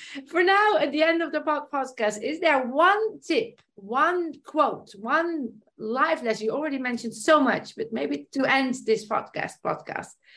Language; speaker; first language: English; non-native, fluent; Dutch